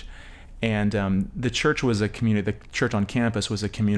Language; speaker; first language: English; native; English